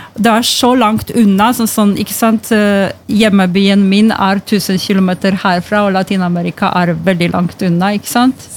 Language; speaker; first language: Norwegian; non-native, fluent; Polish